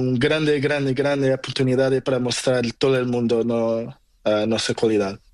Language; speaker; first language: Spanish; non-native, learner; Portuguese